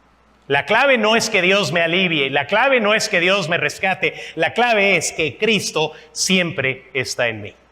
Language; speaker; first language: Spanish; non-native, fluent; English